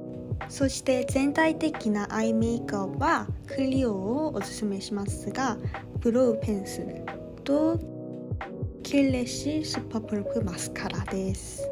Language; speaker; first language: Japanese; non-native, fluent; Korean